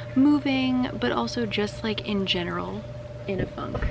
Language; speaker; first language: English; native; English